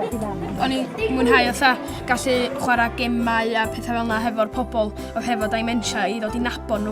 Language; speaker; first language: Welsh; native; Welsh